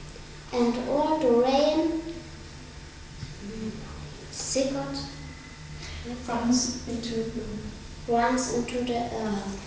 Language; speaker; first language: English; non-native, learner; German